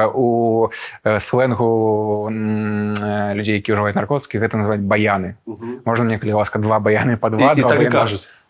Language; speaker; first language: Belarusian; non-native, local second language; Russian